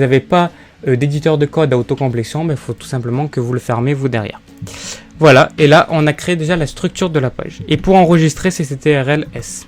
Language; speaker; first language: French; native; French